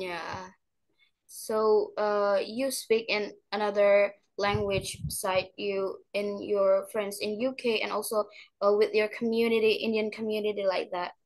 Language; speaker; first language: English; non-native, learner; Indonesian